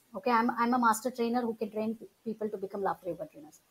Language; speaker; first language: English; non-native, local second language; Gujarati